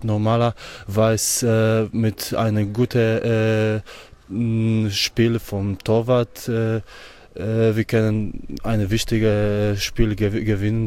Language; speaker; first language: German; non-native, learner; Polish